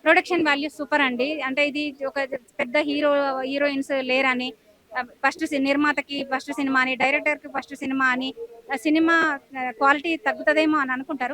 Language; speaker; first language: Telugu; native; Telugu